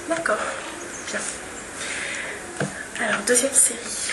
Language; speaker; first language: French; non-native, fluent; English